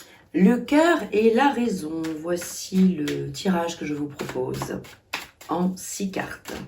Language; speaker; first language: French; native; French